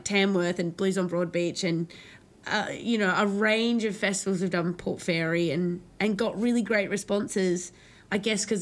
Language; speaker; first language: English; native; English